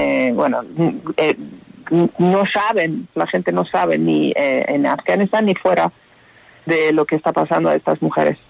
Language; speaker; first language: Spanish; non-native, fluent; Persian